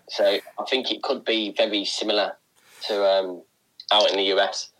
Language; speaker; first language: English; native; English